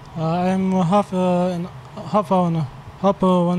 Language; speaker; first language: English; non-native, learner; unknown